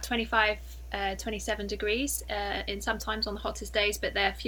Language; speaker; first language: English; native; English